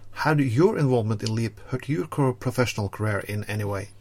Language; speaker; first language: English; non-native, fluent; Norwegian